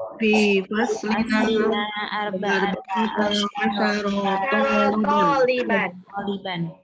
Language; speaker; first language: Arabic; non-native, learner; Indonesian